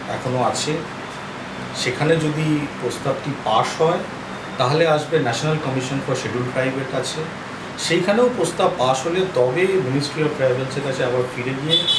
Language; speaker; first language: Bangla; non-native, local second language; Santali